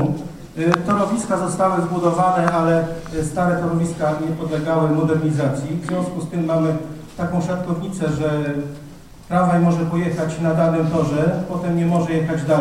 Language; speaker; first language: Polish; native; Polish